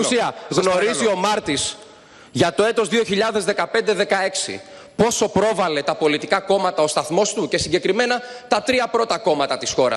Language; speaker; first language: Greek; native; Greek